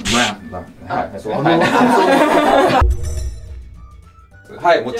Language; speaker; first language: Japanese; native; Japanese